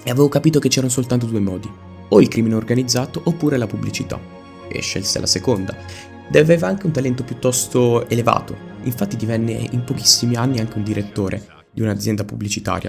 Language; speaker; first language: Italian; native; Italian